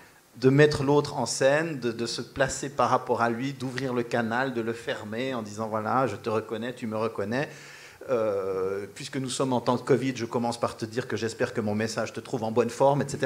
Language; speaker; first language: French; native; French